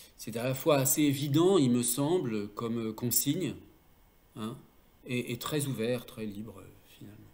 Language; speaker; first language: French; native; French